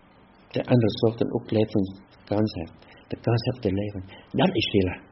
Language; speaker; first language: Dutch; non-native, fluent; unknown